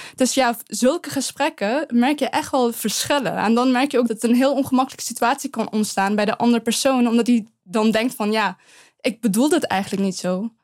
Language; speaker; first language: Dutch; early bilingual, other home language; Persian